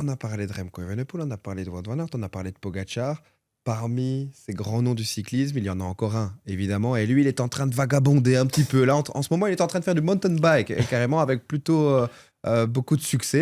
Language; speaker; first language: French; native; French